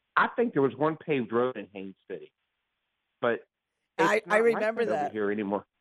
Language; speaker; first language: English; native; English